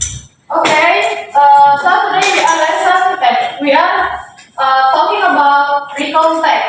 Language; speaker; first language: English; non-native, learner; Indonesian